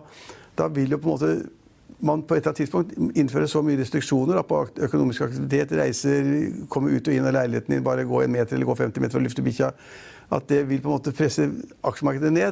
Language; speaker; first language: Norwegian; native; Norwegian